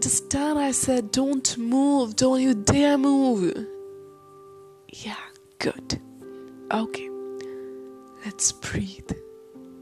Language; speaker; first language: English; non-native, local second language; Hindi